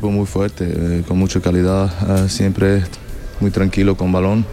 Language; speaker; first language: Spanish; non-native, learner; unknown